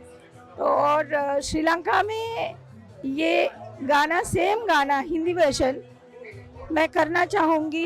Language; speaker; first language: Hindi; non-native, local second language; Sinhala